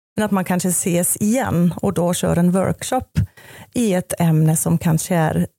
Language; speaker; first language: Swedish; non-native, fluent; German